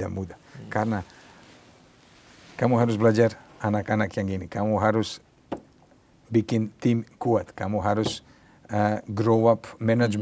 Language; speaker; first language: Indonesian; non-native, learner; Serbian